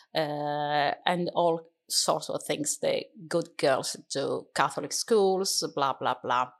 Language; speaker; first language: English; non-native, fluent; Italian